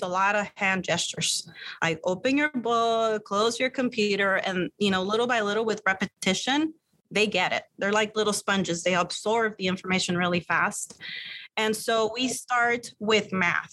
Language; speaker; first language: English; early bilingual, other home language; Spanish